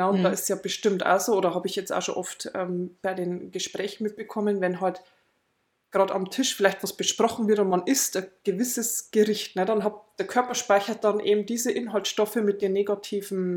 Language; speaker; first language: German; native; German